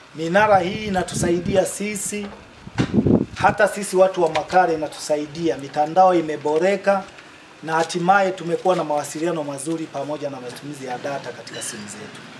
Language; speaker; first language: Swahili; native; Swahili